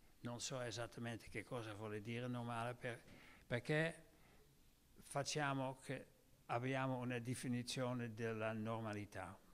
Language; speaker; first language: Italian; non-native, learner; Dutch